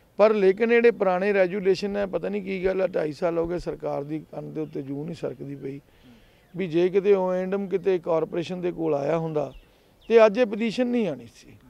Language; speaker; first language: Punjabi; native; Punjabi